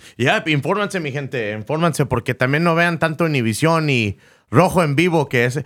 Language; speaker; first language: Spanish; early bilingual, heritage; Spanish